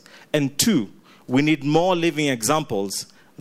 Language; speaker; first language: English; non-native, local second language; Ganda